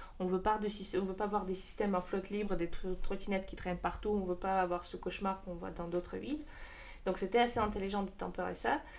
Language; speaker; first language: French; non-native, fluent; Russian